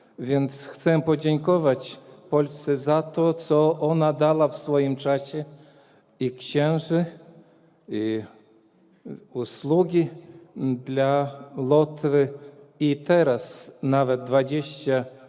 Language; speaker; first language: Polish; non-native, fluent; Latvian